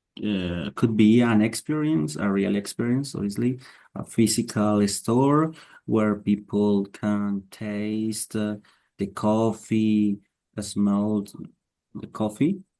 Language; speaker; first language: English; non-native, learner; Spanish